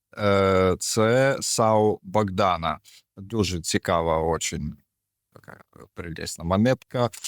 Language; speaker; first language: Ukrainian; non-native, local second language; Russian